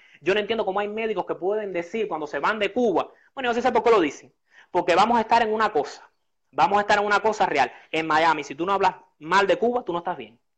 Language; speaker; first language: Spanish; native; Spanish